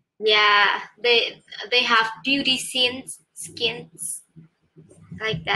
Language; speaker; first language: English; non-native, learner; Vietnamese